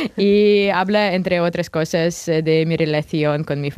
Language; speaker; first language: Spanish; non-native, fluent; Russian